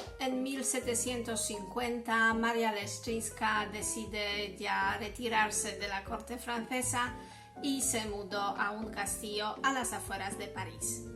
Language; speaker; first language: Spanish; non-native, fluent; Polish